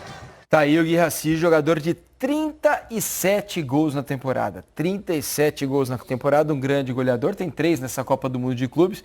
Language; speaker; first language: Portuguese; native; Portuguese